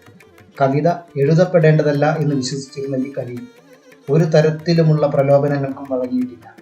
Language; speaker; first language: Malayalam; native; Malayalam